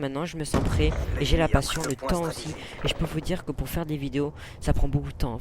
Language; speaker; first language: French; native; French